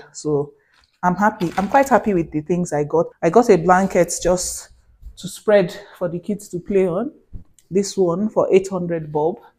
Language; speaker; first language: English; non-native, local second language; Hausa